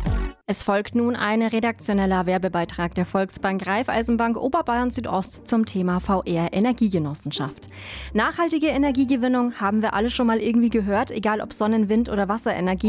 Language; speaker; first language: German; native; German